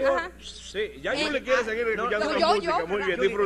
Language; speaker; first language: Spanish; native; Spanish